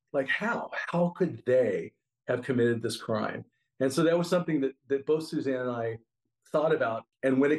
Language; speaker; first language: English; native; English